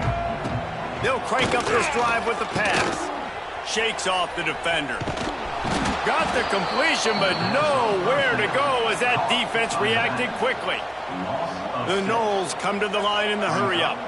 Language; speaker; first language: English; native; English